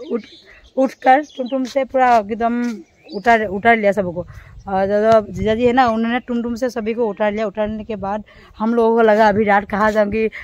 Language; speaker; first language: Hindi; non-native, local second language; Assamese